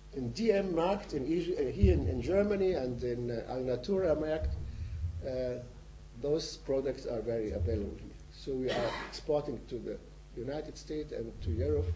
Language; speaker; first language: English; non-native, fluent; Arabic